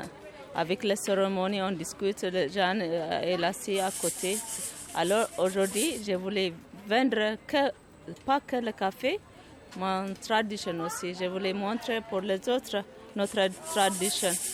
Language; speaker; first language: French; non-native, learner; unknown